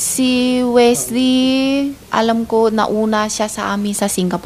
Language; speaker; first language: Filipino; non-native, learner; Chinese